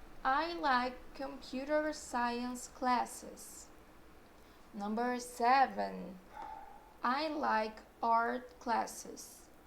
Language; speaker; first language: English; non-native, fluent; Portuguese